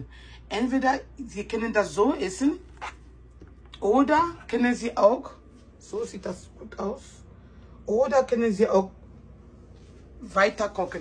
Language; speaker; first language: German; non-native, fluent; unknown